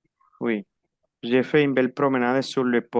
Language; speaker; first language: French; non-native, fluent; Spanish